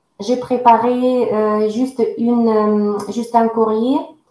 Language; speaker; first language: French; non-native, fluent; Russian